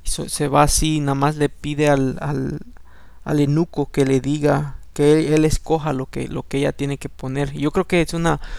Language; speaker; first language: Spanish; early bilingual, heritage; Spanish